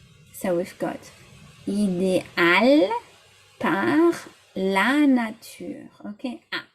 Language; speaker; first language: French; non-native, fluent; English